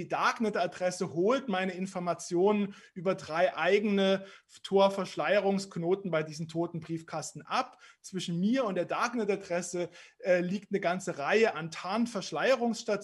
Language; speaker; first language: German; native; German